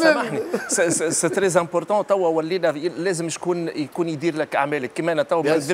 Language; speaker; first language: Arabic; native; Arabic